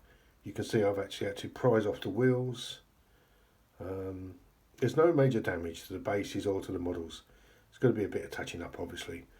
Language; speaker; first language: English; native; English